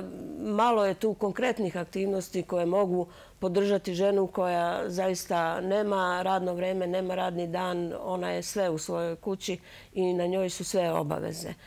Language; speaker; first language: Serbian; native; Serbian